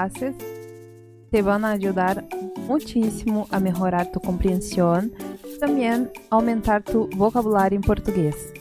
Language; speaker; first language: Spanish; non-native, fluent; Portuguese